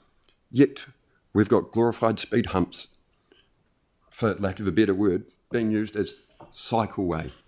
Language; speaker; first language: English; native; English